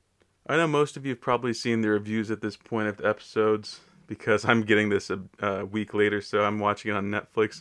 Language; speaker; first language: English; native; English